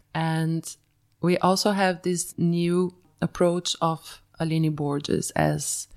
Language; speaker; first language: English; early bilingual, other home language; Portuguese